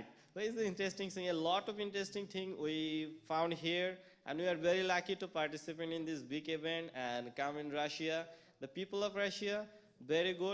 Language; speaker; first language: English; non-native, local second language; Bangla